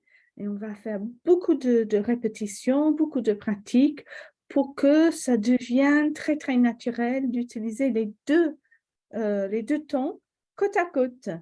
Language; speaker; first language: French; non-native, fluent; English